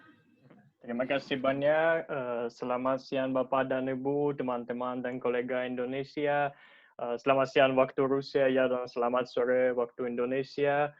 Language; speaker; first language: Indonesian; non-native, learner; Russian